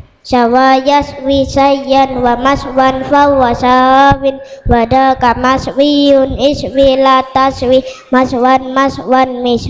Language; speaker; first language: Arabic; non-native, learner; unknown